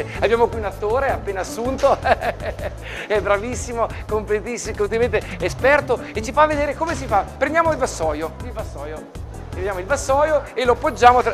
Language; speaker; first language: Italian; native; Italian